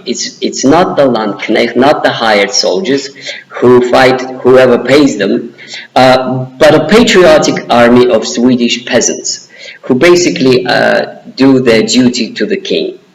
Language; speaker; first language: English; non-native, fluent; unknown